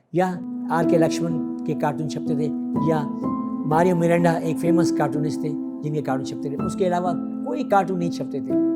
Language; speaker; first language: Hindi; early bilingual, other home language; Sindhi